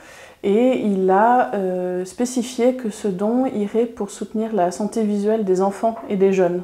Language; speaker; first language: French; native; French